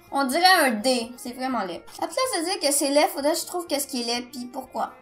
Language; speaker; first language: French; native; French